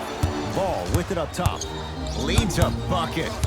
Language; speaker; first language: English; native; English